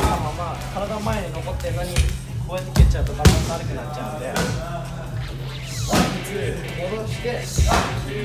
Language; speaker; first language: Japanese; native; Japanese